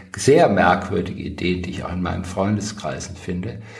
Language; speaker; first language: German; native; German